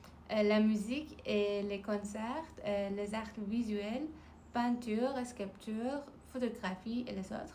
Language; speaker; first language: French; non-native, learner; Persian